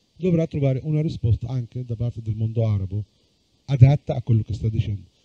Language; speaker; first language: Italian; non-native, fluent; Arabic